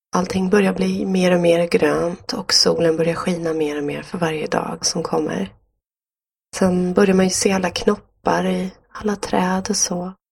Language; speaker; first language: Swedish; native; Swedish